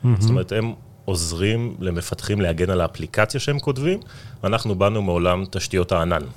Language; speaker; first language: Hebrew; native; Hebrew